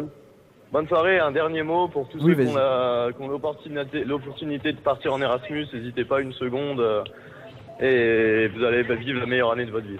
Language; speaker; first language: French; native; French